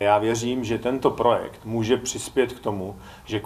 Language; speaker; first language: Czech; native; Czech